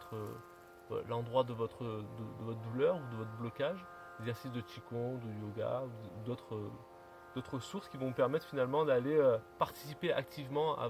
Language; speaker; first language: French; native; French